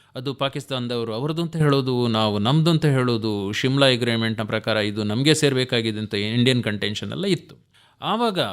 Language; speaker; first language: Kannada; non-native, local second language; Tulu